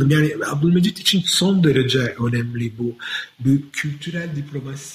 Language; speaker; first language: Turkish; non-native, fluent; Italian